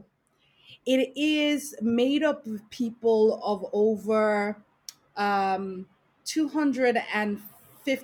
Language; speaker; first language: English; non-native, local second language; Esan